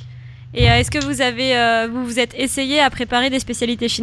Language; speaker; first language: French; native; French